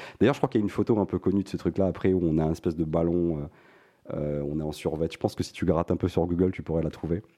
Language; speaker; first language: French; non-native, local second language; Arabic